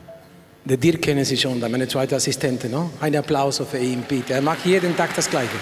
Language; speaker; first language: German; non-native, learner; Spanish